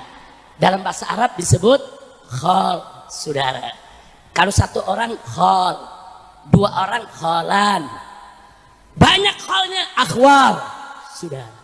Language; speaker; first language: Indonesian; native; Indonesian